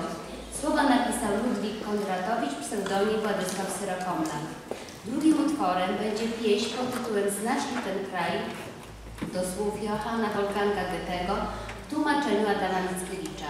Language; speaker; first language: Polish; native; Polish